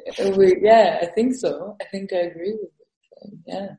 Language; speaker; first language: English; early bilingual, other home language; Estonian